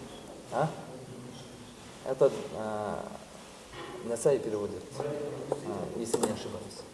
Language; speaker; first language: Russian; non-native, fluent; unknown